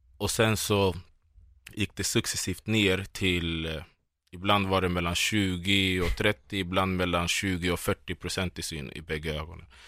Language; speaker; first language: Swedish; early bilingual, other home language; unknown